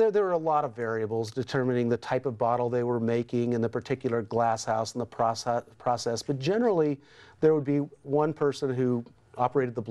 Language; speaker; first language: English; native; English